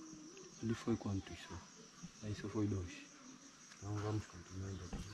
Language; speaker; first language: Portuguese; non-native, fluent; Vietnamese